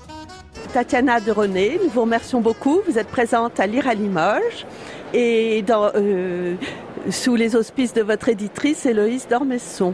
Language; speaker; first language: French; native; French